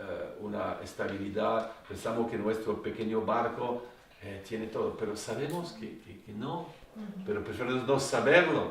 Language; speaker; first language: Spanish; non-native, fluent; French